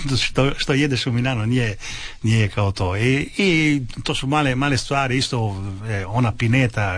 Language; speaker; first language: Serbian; early bilingual, heritage; Italian